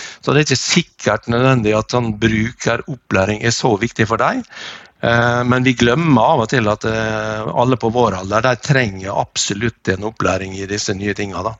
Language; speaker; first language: Norwegian; native; Norwegian